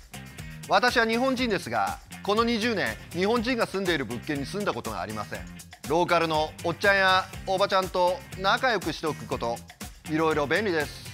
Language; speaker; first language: Japanese; native; Japanese